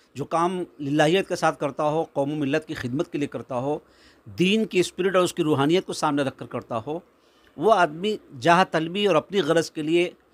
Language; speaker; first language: Hindi; native; Hindi